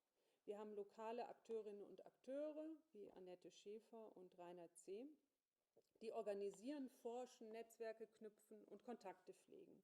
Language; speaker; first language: German; native; German